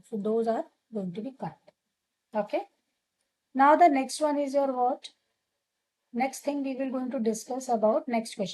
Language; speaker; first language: English; non-native, local second language; Hindi